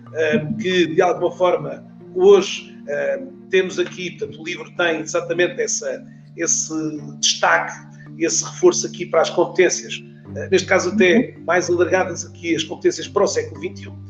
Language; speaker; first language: Portuguese; native; Portuguese